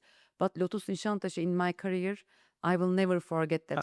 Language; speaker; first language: English; non-native, learner; Turkish